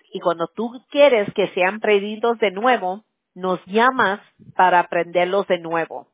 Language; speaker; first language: Spanish; early bilingual, heritage; English